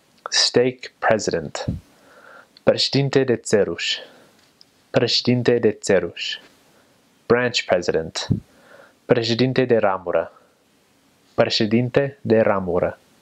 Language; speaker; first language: Romanian; non-native, fluent; English